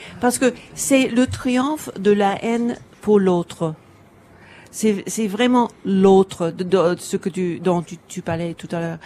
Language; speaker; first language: French; non-native, fluent; English